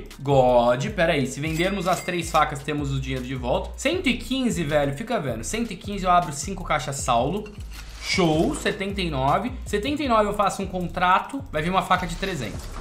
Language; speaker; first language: Portuguese; native; Portuguese